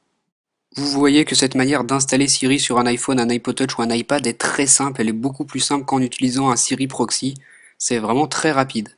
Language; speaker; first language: French; native; French